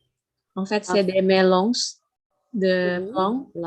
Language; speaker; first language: French; non-native, learner; Indonesian